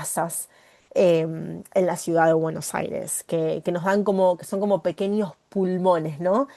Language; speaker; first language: Spanish; native; Spanish